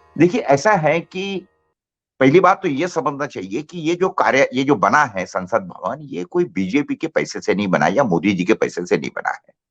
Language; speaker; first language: Hindi; non-native, local second language; Marathi